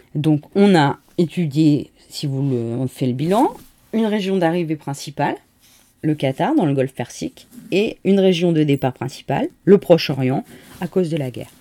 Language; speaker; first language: French; native; French